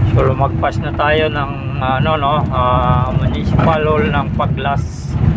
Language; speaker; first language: Filipino; non-native, local second language; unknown